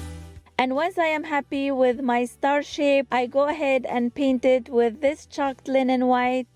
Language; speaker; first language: English; non-native, fluent; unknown